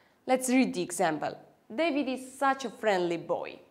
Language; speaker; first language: English; non-native, fluent; Armenian